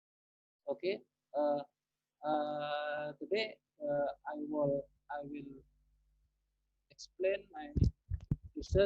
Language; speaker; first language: English; non-native, learner; Indonesian